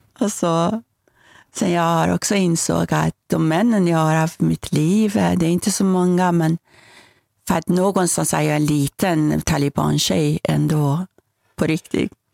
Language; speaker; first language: Swedish; non-native, fluent; Persian